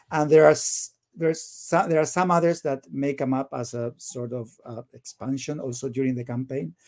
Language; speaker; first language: English; non-native, fluent; Spanish